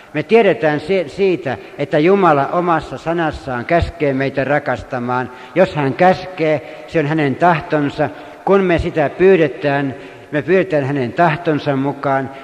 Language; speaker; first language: Finnish; native; Finnish